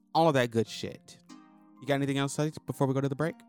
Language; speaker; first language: English; native; English